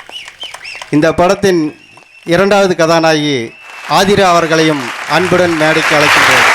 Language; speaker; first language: Tamil; native; Tamil